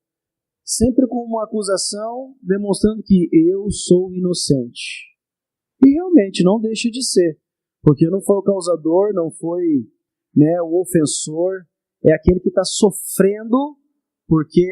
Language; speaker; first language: Portuguese; native; Portuguese